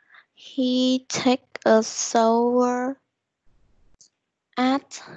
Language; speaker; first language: English; non-native, learner; Vietnamese